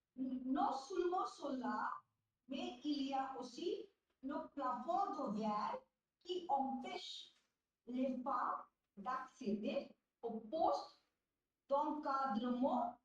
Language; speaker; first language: French; non-native, learner; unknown